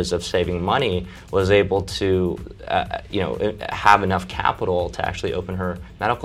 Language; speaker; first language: English; early bilingual, other home language; Chinese